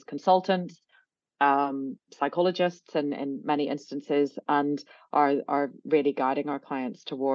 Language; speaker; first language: English; native; English